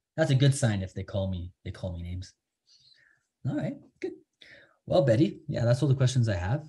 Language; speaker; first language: English; native; English